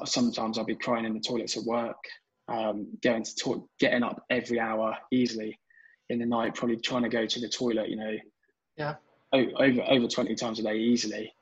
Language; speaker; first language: English; native; English